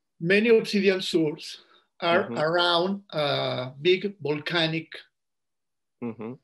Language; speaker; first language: English; non-native, learner; Spanish